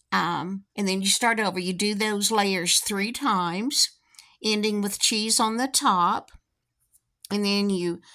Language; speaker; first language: English; native; English